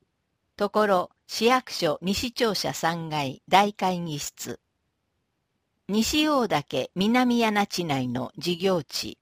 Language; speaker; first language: Japanese; native; Japanese